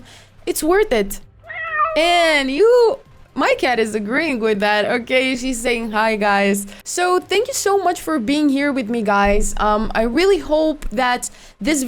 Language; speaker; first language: English; non-native, fluent; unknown